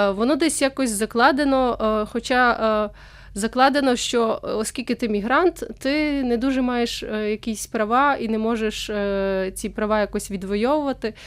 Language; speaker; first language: Ukrainian; native; Ukrainian